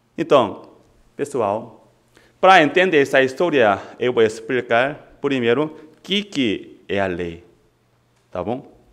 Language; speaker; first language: Portuguese; non-native, fluent; Korean